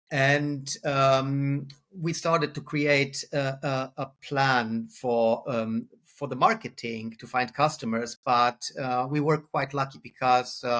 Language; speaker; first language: English; non-native, fluent; German